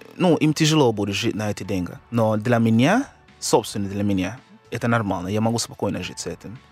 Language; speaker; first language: Russian; non-native, fluent; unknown